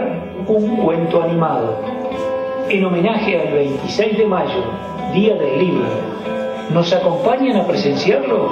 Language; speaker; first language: Spanish; native; Spanish